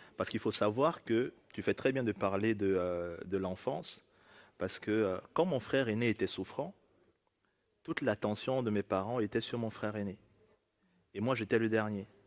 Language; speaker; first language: French; native; French